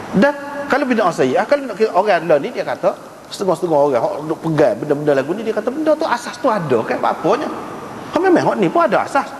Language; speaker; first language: Malay; native; Malay